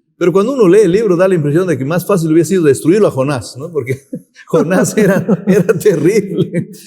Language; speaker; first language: Spanish; native; Spanish